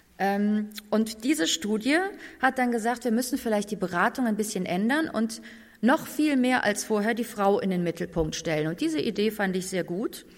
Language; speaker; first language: German; native; German